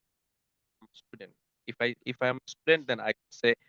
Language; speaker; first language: English; non-native, local second language; Bangla